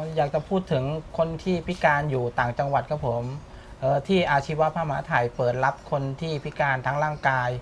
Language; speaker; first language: Thai; native; Thai